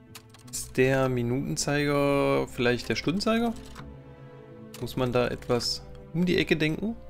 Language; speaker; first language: German; native; German